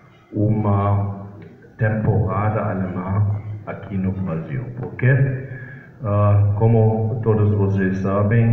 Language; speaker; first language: Portuguese; non-native, fluent; German